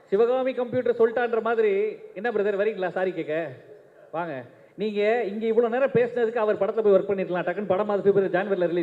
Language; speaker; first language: Tamil; native; Tamil